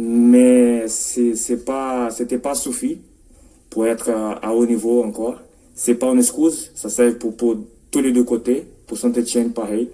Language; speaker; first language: French; non-native, fluent; Portuguese